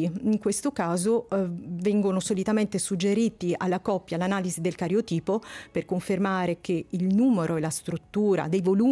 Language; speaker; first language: Italian; native; Italian